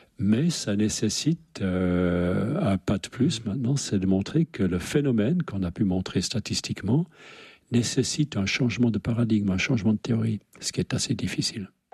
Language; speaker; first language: French; native; French